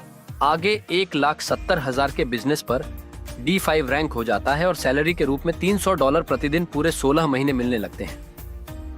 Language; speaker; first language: Hindi; native; Hindi